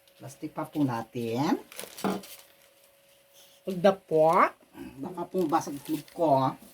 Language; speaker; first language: Filipino; native; Filipino